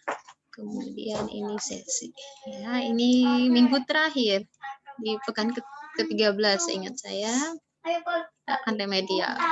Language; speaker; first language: Indonesian; native; Indonesian